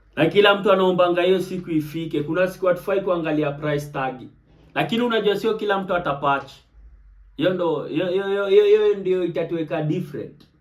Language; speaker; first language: Swahili; native; Swahili